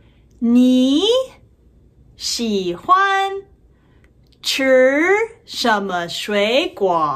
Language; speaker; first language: Chinese; non-native, fluent; English